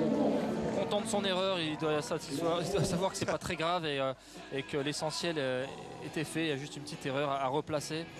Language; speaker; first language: French; native; French